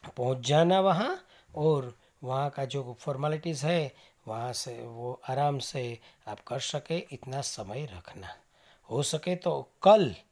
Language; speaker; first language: Hindi; non-native, local second language; Gujarati